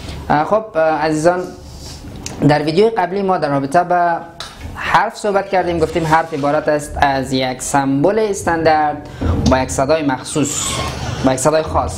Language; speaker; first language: Persian; native; Persian